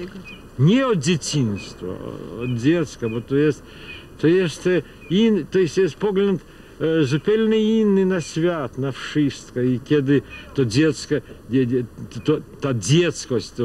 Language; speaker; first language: Polish; non-native, fluent; Russian